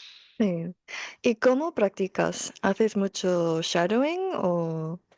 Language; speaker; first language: Spanish; non-native, fluent; Korean